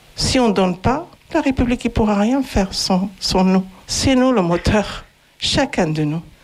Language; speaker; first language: French; non-native, local second language; Arabic